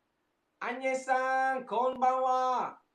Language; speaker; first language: Japanese; non-native, fluent; Malay